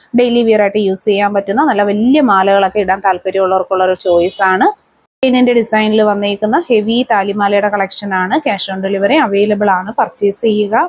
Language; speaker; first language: Malayalam; native; Malayalam